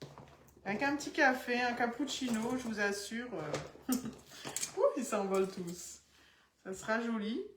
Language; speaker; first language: French; native; French